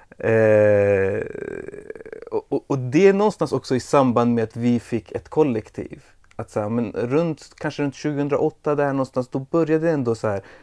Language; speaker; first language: Swedish; early bilingual, other home language; Persian